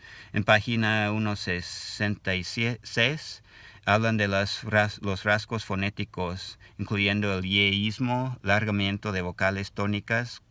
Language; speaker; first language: Spanish; non-native, learner; English